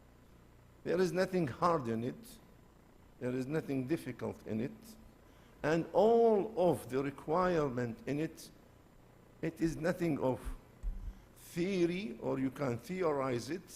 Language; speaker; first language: English; non-native, fluent; Arabic